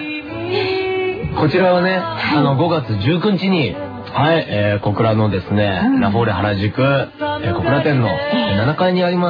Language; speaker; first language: Japanese; native; Japanese